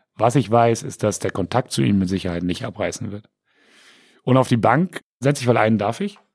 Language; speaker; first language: German; native; German